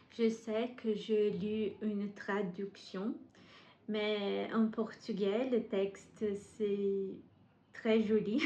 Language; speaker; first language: French; non-native, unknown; Portuguese